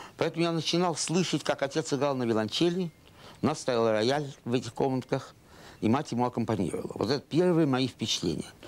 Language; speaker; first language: Russian; native; Russian